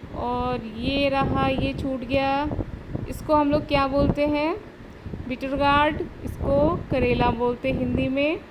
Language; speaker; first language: Hindi; native; Hindi